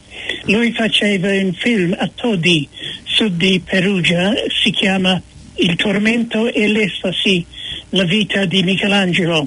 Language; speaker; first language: Italian; non-native, fluent; English